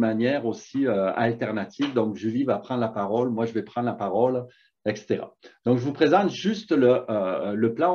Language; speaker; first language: French; native; French